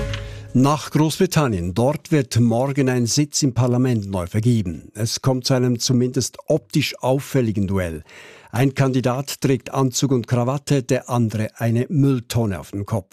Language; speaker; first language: German; native; German